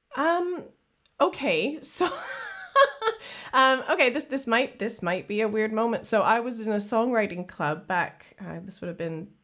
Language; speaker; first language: English; native; English